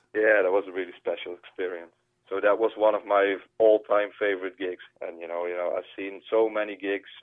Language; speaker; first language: English; non-native, fluent; Dutch